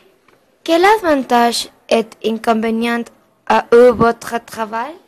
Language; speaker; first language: French; non-native, learner; Spanish